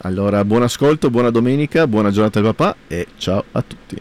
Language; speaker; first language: Italian; native; Italian